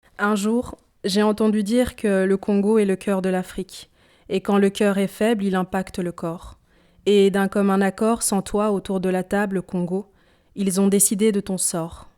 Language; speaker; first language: French; early bilingual, other home language; Swahili